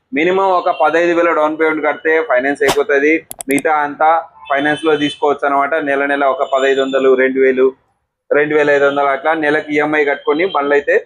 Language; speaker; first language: Telugu; native; Telugu